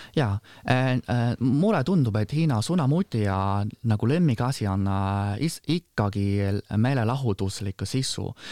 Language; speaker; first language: Estonian; non-native, fluent; Chinese